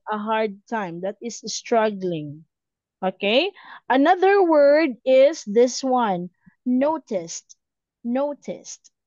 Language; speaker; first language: English; non-native, fluent; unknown